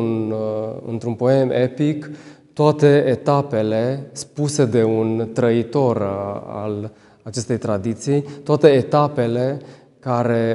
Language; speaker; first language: Romanian; native; Romanian